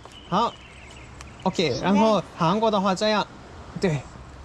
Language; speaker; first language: Chinese; non-native, fluent; Korean